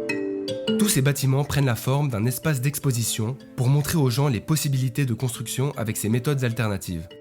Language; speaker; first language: French; native; French